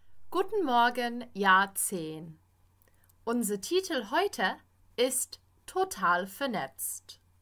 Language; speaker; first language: German; non-native, fluent; English